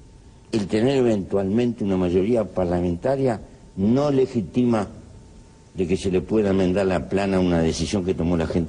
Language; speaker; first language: Spanish; native; Spanish